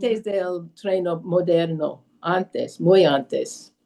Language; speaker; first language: Spanish; early bilingual, heritage; Spanish